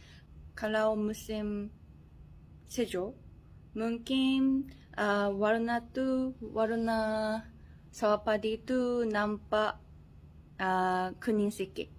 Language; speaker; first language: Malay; non-native, fluent; Japanese